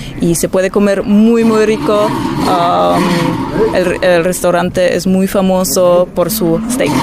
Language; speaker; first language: Spanish; non-native, fluent; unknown